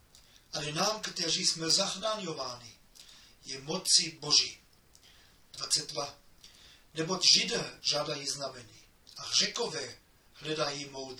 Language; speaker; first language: Czech; non-native, fluent; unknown